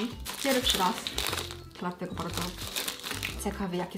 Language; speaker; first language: Polish; non-native, learner; Korean